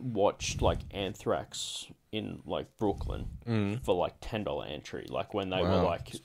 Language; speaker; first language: English; native; English